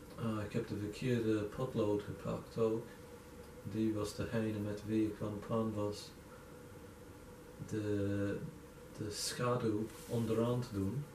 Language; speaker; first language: Dutch; non-native, fluent; English